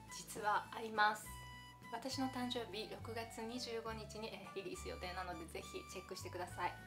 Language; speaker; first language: Japanese; native; Japanese